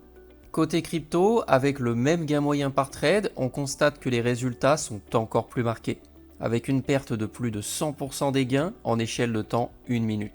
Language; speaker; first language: French; native; French